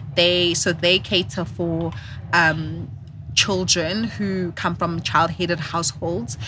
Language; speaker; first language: English; non-native, local second language; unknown